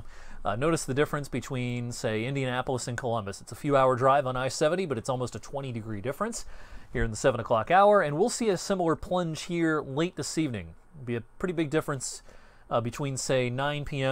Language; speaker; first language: English; native; English